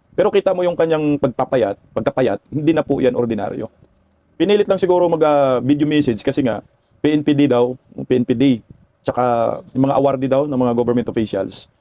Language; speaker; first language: Filipino; non-native, local second language; Cebuano